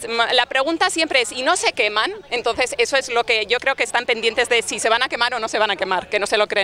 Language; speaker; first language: Spanish; native; Spanish